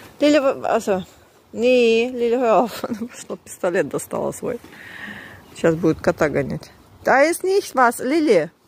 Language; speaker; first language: Russian; native; Russian